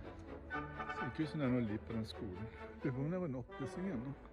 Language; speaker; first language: Norwegian; native; Norwegian